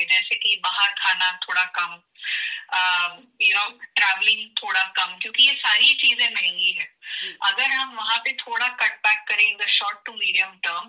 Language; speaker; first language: Hindi; native; Hindi